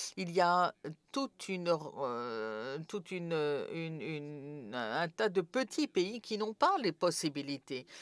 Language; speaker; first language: French; non-native, fluent; Serbian